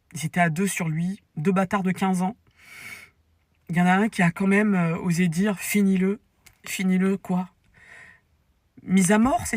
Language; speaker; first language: French; native; French